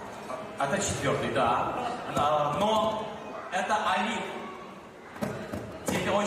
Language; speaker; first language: Russian; non-native, local second language; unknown